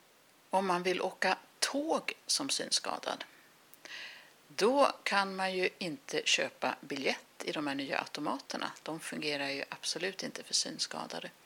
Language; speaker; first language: Swedish; native; Swedish